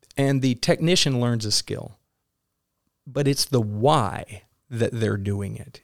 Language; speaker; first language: English; native; English